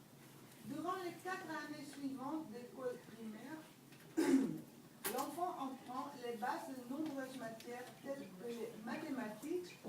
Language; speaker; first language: French; non-native, fluent; Dutch